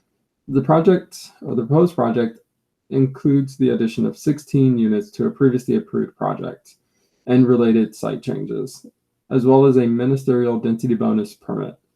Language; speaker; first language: English; native; English